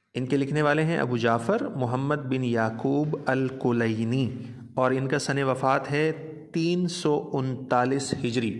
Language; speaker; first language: Urdu; non-native, local second language; Punjabi